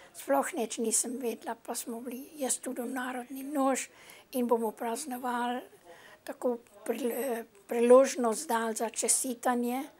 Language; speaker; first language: Slovenian; early bilingual, heritage; Slovenian